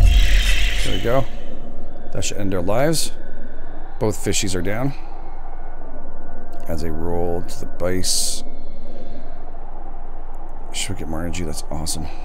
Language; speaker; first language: English; native; English